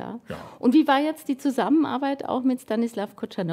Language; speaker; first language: German; native; German